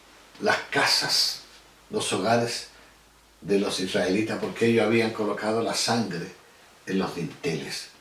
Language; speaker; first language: Spanish; native; Spanish